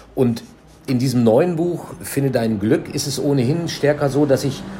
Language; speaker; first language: German; native; German